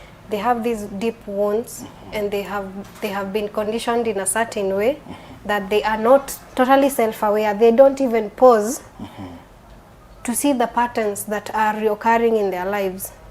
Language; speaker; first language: English; non-native, local second language; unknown